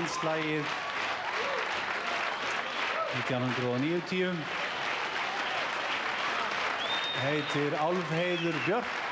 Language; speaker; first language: Icelandic; native; Icelandic